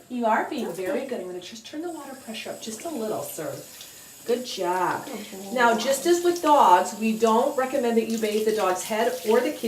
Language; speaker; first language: English; native; English